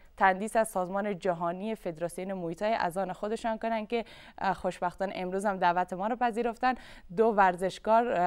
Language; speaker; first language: Persian; native; Persian